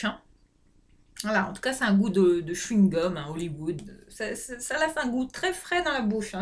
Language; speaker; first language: French; native; French